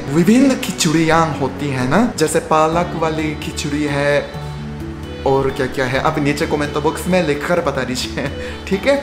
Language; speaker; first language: Hindi; non-native, fluent; Japanese